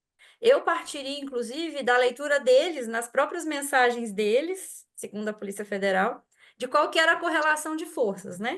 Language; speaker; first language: Portuguese; native; Portuguese